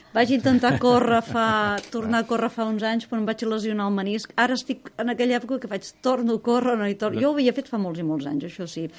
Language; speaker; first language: Catalan; native; Catalan